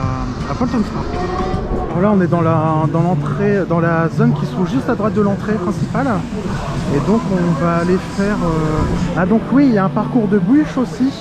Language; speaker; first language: French; native; French